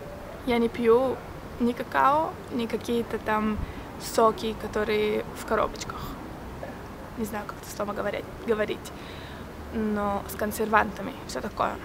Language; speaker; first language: Russian; early bilingual, heritage; Russian